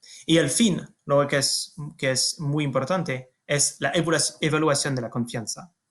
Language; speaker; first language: Spanish; non-native, fluent; French